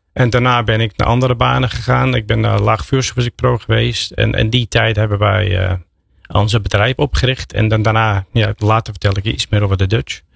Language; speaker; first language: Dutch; non-native, fluent; English